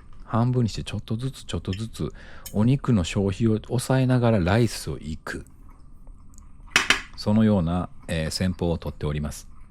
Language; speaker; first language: Japanese; native; Japanese